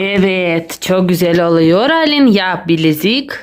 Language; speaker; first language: Turkish; non-native, learner; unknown